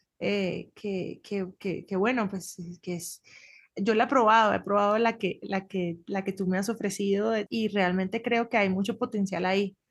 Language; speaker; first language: Spanish; native; Spanish